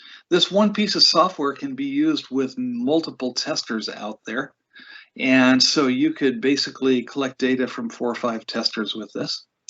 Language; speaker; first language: English; native; English